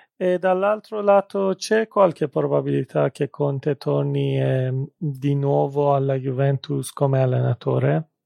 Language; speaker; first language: Italian; non-native, fluent; Persian